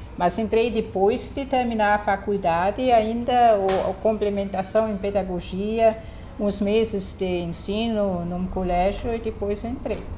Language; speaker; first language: Portuguese; non-native, fluent; German